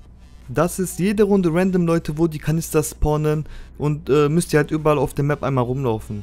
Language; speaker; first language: German; native; German